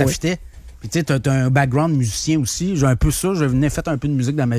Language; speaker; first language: French; native; French